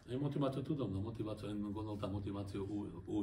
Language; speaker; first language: Hungarian; non-native, learner; Slovak